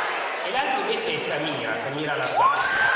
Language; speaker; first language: Italian; native; Italian